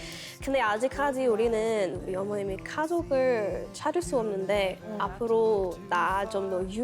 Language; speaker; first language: Korean; non-native, fluent; English